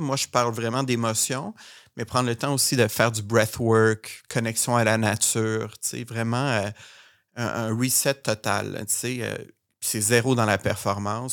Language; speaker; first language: French; native; French